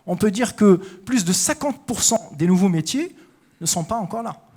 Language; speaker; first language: French; non-native, local second language; Arabic